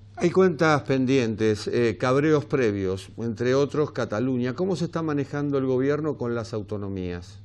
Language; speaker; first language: Spanish; native; Spanish